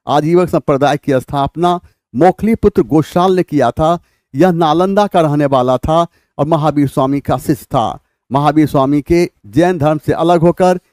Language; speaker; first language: Hindi; native; Hindi